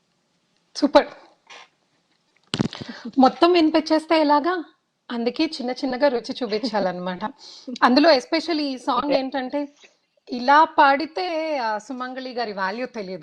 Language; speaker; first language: Telugu; native; Telugu